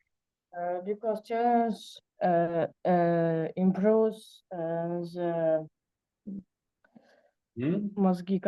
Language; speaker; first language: English; non-native, learner; Russian